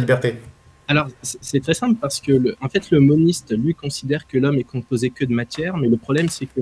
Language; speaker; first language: French; native; French